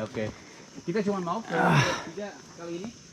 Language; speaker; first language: Indonesian; non-native, fluent; English